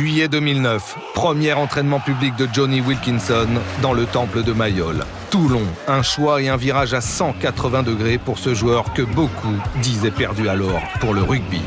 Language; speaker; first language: French; native; French